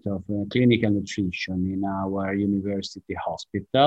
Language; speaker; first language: English; non-native, fluent; Italian